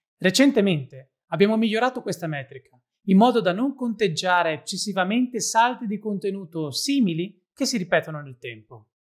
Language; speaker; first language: Italian; native; Italian